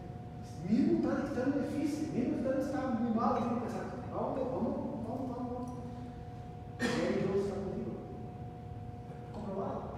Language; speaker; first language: Spanish; non-native, learner; Portuguese